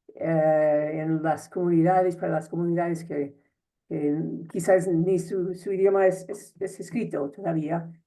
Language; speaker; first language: Spanish; non-native, fluent; English